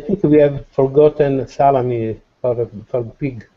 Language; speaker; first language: English; non-native, learner; Italian